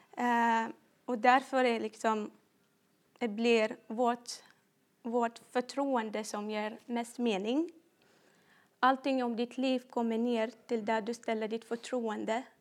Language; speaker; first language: Swedish; non-native, fluent; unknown